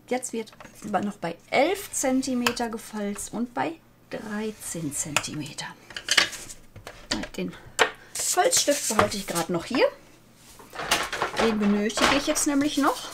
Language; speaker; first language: German; native; German